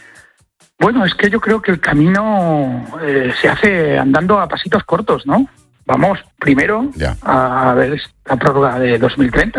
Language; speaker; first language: Spanish; native; Spanish